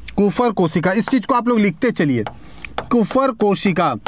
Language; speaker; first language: Hindi; native; Hindi